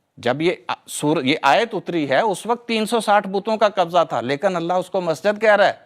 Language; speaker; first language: Urdu; non-native, local second language; Punjabi